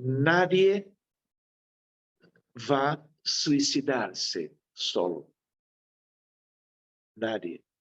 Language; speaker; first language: Spanish; non-native, fluent; Portuguese